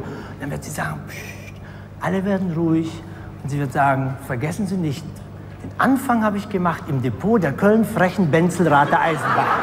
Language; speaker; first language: German; native; German